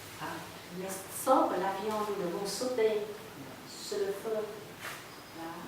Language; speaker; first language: French; non-native, fluent; Vietnamese